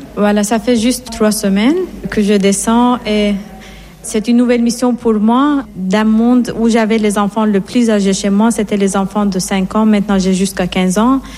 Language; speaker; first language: French; non-native, fluent; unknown